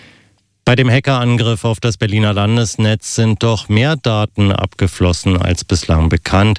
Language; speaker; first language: German; native; German